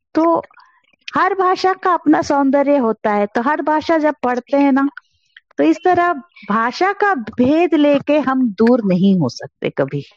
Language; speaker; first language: Hindi; non-native, local second language; Kannada